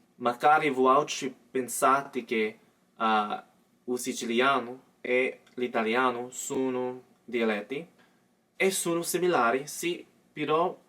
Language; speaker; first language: Italian; non-native, learner; English